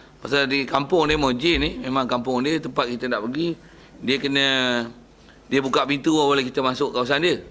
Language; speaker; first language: Malay; native; Malay